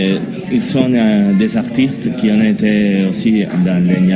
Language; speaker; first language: French; non-native, learner; Spanish